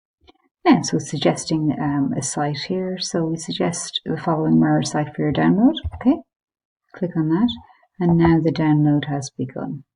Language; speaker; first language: English; native; English